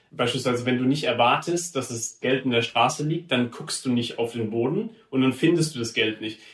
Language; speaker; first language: German; native; German